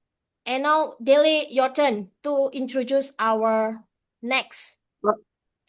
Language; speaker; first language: English; non-native, fluent; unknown